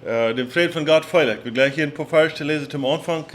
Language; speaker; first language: German; non-native, learner; English